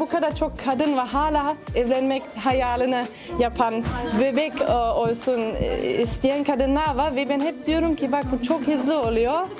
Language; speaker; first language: Turkish; non-native, fluent; German